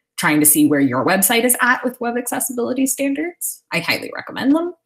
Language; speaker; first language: English; native; English